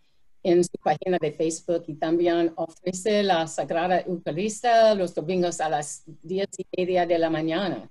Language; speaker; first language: Spanish; non-native, fluent; English